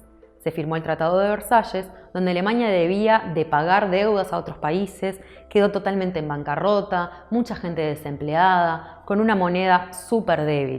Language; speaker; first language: Spanish; native; Spanish